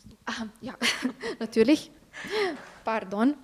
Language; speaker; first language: German; non-native, fluent; Slovenian